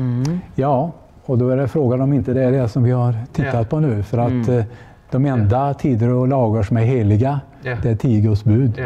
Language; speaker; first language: Swedish; native; Swedish